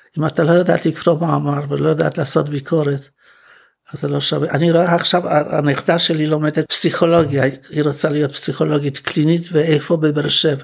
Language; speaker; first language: Hebrew; non-native, fluent; Polish